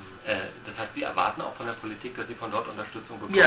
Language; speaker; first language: German; native; German